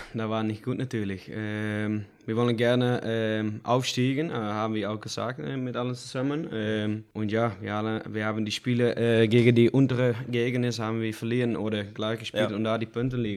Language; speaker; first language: German; non-native, learner; Dutch